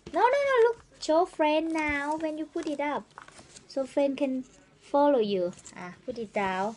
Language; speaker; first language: English; non-native, learner; Thai